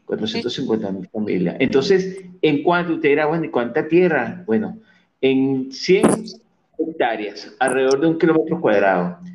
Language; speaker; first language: Spanish; native; Spanish